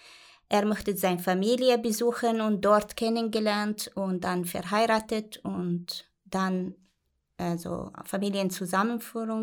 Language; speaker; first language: German; non-native, learner; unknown